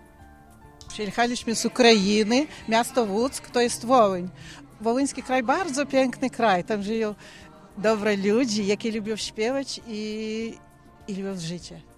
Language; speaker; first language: Polish; non-native, fluent; Ukrainian